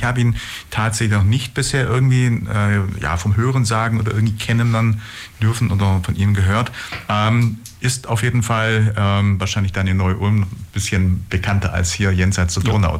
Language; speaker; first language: German; native; German